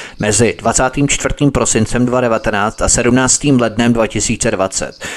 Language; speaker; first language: Czech; native; Czech